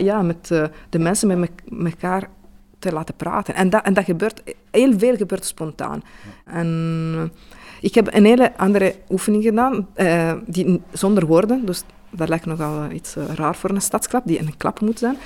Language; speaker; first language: Dutch; non-native, fluent; Italian